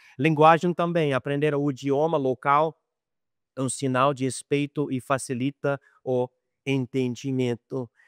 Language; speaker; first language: Portuguese; non-native, fluent; English